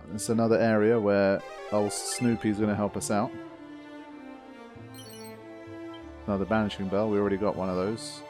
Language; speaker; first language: English; native; English